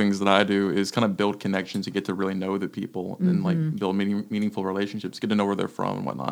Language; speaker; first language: English; native; English